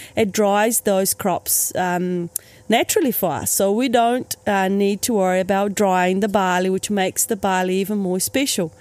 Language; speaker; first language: English; native; English